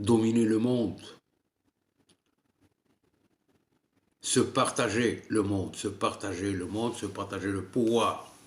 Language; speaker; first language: French; non-native, local second language; Arabic